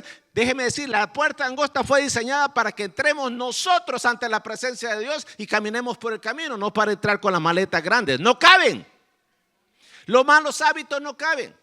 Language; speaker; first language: Spanish; native; Spanish